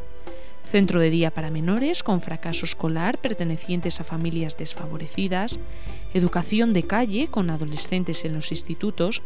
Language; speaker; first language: Spanish; native; Spanish